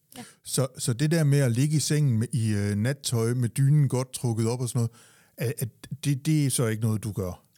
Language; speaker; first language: Danish; native; Danish